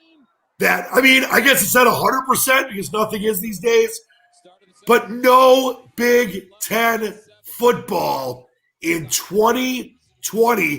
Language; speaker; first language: English; native; English